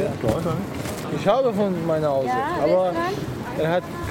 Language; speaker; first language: German; non-native, learner; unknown